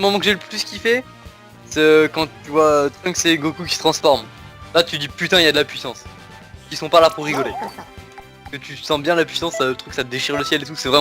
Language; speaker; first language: French; native; French